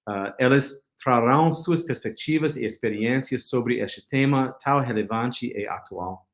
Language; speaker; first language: Portuguese; non-native, fluent; English